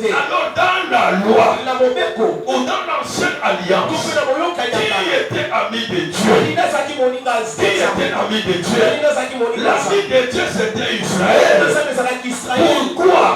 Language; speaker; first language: French; non-native, local second language; Lingala